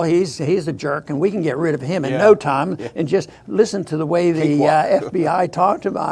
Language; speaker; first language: English; native; English